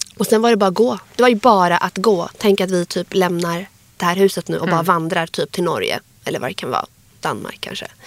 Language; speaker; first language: Swedish; early bilingual, other home language; Arabic